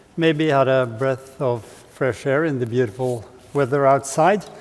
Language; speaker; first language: English; non-native, fluent; Norwegian